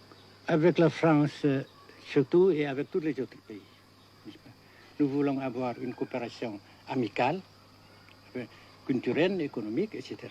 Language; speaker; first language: French; non-native, fluent; Vietnamese